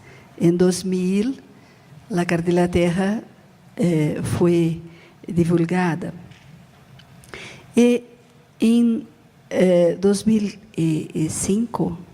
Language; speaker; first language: Spanish; non-native, learner; Portuguese